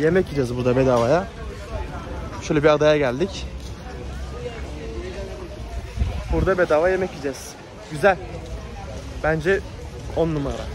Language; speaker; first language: Turkish; native; Turkish